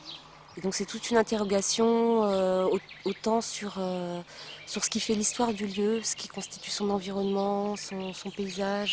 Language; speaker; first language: French; native; French